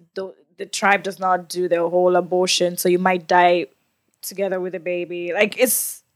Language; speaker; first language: English; non-native, local second language; Swahili